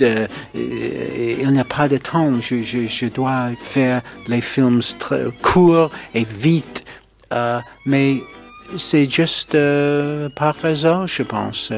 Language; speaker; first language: French; non-native, learner; English